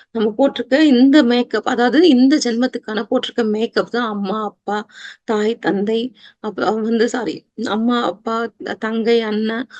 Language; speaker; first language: Tamil; native; Tamil